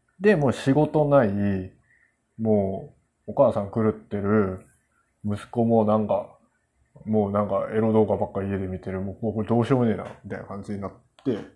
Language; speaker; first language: Japanese; non-native, fluent; Korean